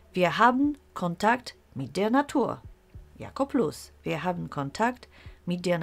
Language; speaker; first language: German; non-native, fluent; Polish